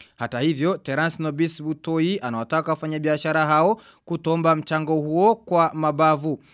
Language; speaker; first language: Swahili; non-native, local second language; Rundi